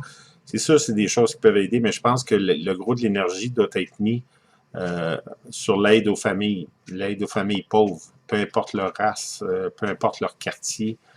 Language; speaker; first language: French; native; French